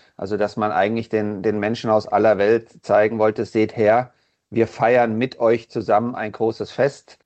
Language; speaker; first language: German; native; German